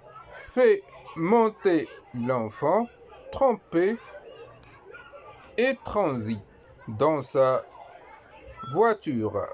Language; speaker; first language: French; non-native, local second language; Arabic